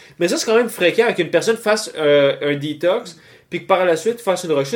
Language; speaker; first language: French; native; French